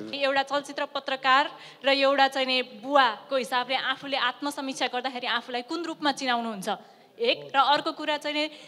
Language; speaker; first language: Nepali; early bilingual, heritage; Nepali